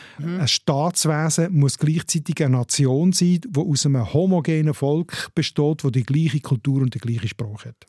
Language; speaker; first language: German; native; German